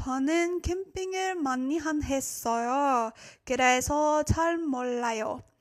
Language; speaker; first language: Korean; non-native, learner; English